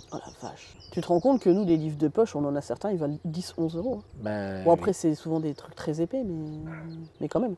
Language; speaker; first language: French; native; French